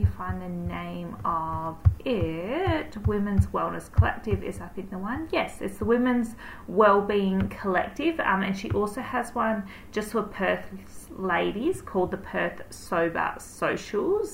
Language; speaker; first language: English; native; English